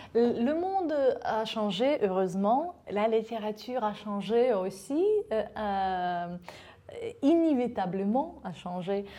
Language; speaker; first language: French; non-native, fluent; Russian